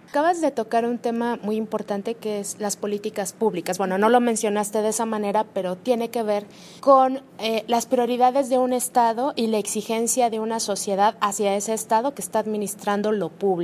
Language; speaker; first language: Spanish; native; Spanish